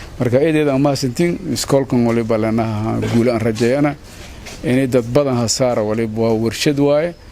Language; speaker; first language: Somali; non-native, local second language; Maay